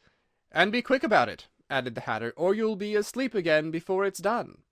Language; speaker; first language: English; native; English